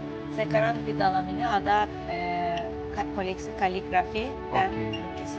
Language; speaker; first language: Indonesian; non-native, fluent; Turkish